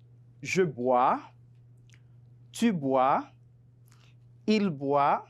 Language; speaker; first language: French; non-native, fluent; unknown